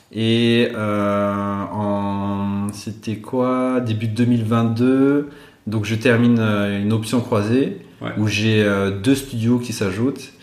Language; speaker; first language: French; non-native, local second language; Malagasy